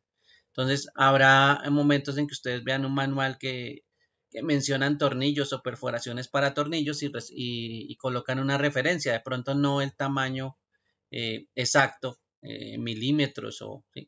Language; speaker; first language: Spanish; native; Spanish